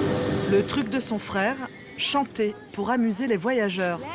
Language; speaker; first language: French; native; French